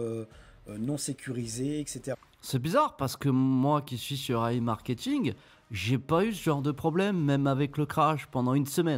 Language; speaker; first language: French; native; French